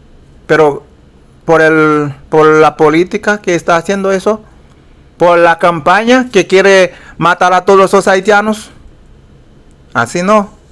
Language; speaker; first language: Spanish; non-native, fluent; Haitian Creole